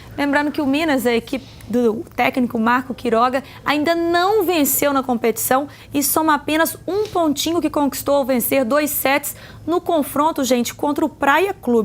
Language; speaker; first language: Portuguese; native; Portuguese